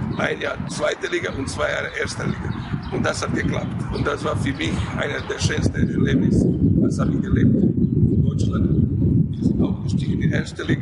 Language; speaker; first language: German; non-native, fluent; Croatian